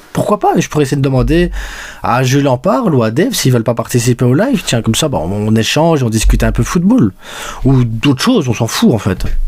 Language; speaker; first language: French; early bilingual, other home language; Spanish